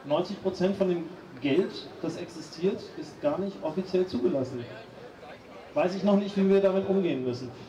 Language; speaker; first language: German; native; German